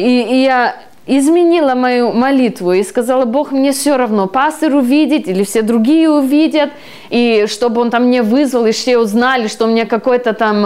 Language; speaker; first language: Russian; early bilingual, heritage; Russian